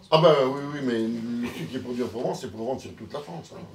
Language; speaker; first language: French; native; French